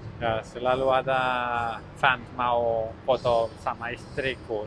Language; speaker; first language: Indonesian; non-native, learner; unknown